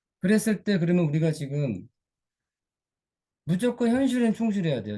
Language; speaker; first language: Korean; native; Korean